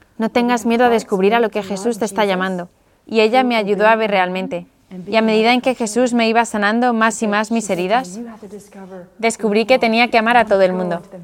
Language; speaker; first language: Spanish; non-native, fluent; English